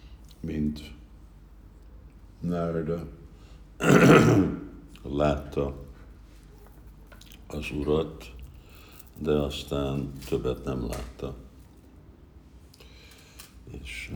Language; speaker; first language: Hungarian; early bilingual, heritage; Hungarian